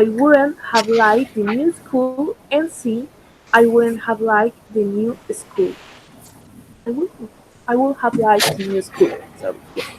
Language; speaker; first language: English; non-native, fluent; Spanish